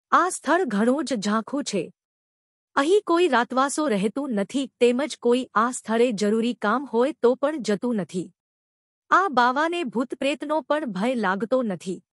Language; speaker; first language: Gujarati; native; Gujarati